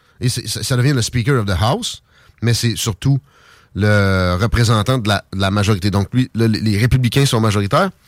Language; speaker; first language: French; native; French